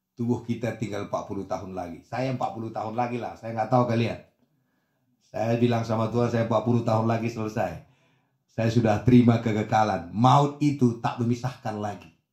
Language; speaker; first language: Indonesian; native; Indonesian